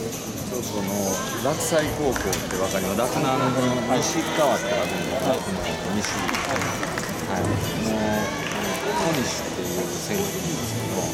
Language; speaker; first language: Japanese; native; Japanese